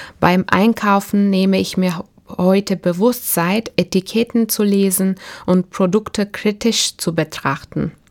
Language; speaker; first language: German; non-native, fluent; Turkish